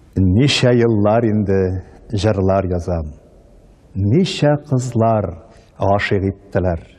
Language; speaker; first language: Tatar; native; Tatar